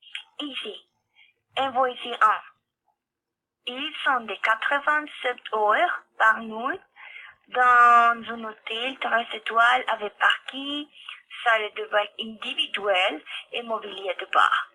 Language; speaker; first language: French; non-native, learner; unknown